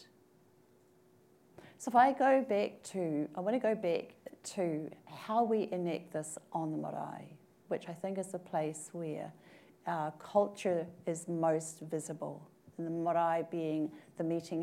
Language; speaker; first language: English; native; English